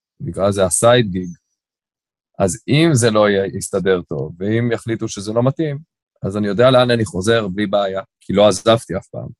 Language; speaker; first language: Hebrew; native; Hebrew